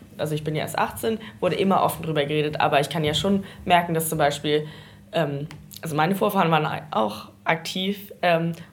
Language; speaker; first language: German; early bilingual, heritage; Danish